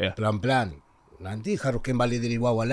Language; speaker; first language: Indonesian; non-native, learner; Spanish